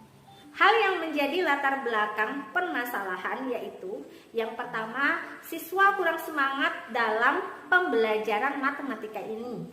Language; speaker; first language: Indonesian; native; Indonesian